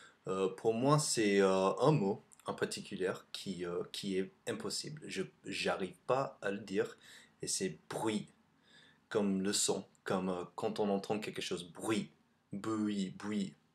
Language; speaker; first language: French; non-native, fluent; English